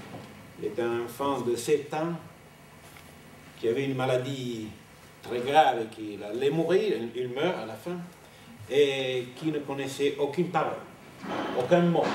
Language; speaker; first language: French; non-native, fluent; Italian